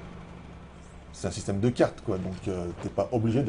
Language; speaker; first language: French; native; French